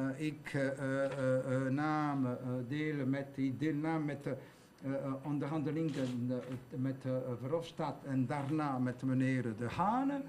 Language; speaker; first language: Dutch; non-native, local second language; French